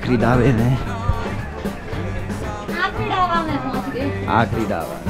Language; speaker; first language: Hindi; non-native, local second language; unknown